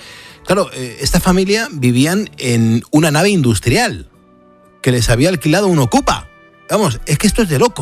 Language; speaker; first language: Spanish; native; Spanish